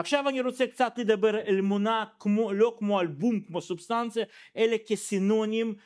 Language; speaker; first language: Hebrew; non-native, fluent; Russian